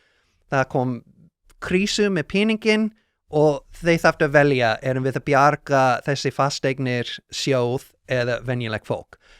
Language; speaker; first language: Icelandic; non-native, learner; English